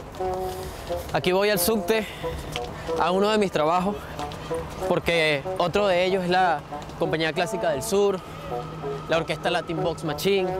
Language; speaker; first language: Spanish; native; Spanish